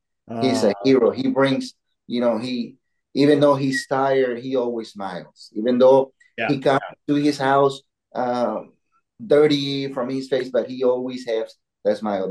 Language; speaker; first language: English; non-native, learner; Spanish